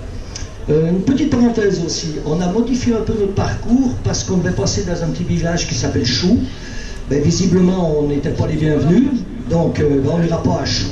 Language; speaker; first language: French; native; French